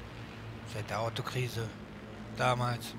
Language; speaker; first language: German; native; German